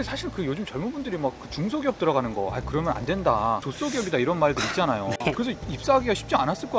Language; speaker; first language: Korean; native; Korean